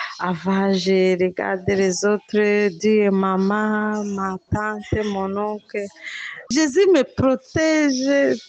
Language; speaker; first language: French; non-native, local second language; Swahili